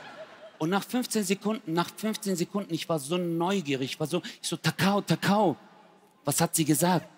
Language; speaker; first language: German; early bilingual, other home language; Turkish